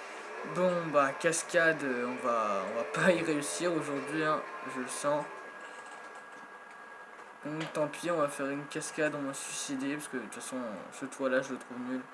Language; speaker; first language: French; native; French